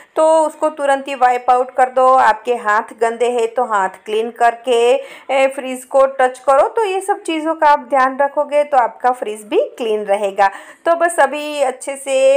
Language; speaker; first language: Hindi; non-native, local second language; Gujarati